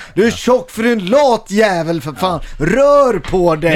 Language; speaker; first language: Swedish; early bilingual, other home language; Italian